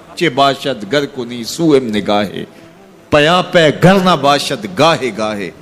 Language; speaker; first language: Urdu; non-native, local second language; Punjabi